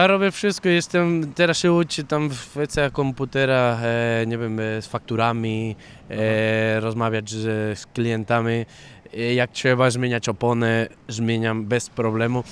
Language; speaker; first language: Polish; non-native, fluent; Catalan